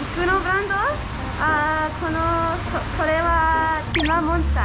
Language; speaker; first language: Japanese; non-native, learner; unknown